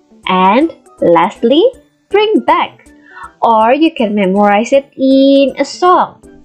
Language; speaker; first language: English; non-native, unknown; Indonesian